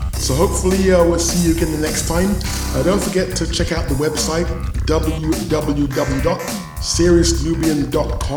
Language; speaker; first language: English; native; English